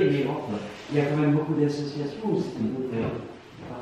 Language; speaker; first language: French; native; French